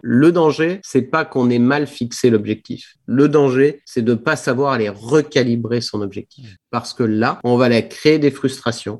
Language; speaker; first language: French; native; French